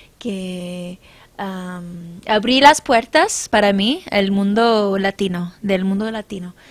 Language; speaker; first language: Spanish; non-native, learner; English